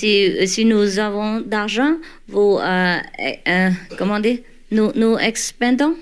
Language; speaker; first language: French; non-native, learner; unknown